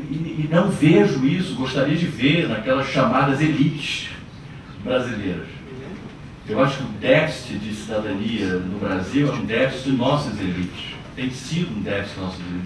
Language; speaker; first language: Portuguese; native; Portuguese